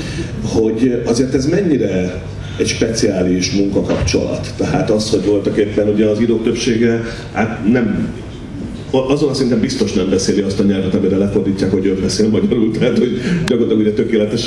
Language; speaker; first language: Hungarian; native; Hungarian